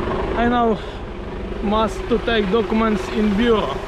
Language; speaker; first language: English; non-native, learner; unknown